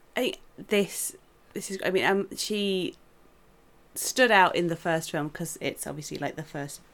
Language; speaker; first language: English; native; English